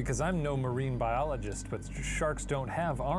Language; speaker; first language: English; native; English